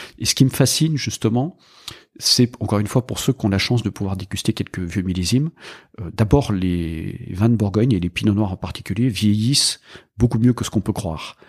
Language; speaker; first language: French; native; French